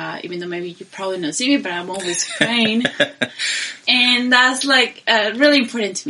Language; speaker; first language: English; non-native, learner; Spanish